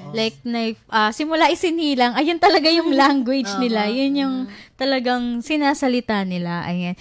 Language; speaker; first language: Filipino; native; Filipino